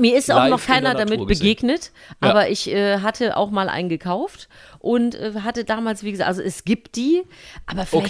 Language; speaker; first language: German; native; German